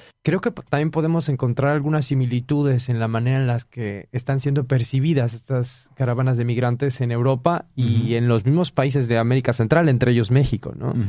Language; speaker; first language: Spanish; native; Spanish